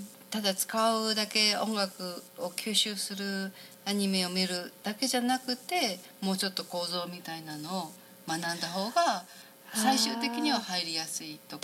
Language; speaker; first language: Japanese; native; Japanese